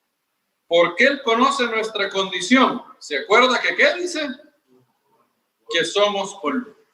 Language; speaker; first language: Spanish; native; Spanish